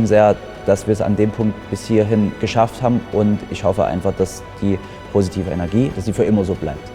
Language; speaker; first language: German; native; German